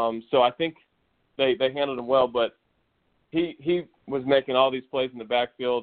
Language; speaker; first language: English; native; English